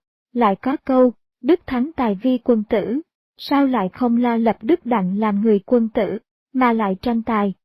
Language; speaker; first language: Vietnamese; native; Vietnamese